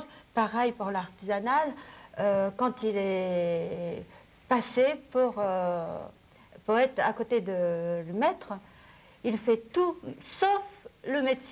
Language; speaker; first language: French; non-native, fluent; Japanese